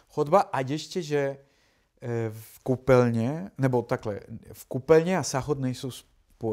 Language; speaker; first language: Czech; non-native, learner; Spanish